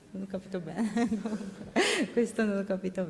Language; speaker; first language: Italian; non-native, learner; Georgian